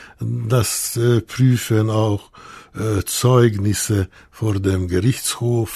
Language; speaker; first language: German; non-native, fluent; Hungarian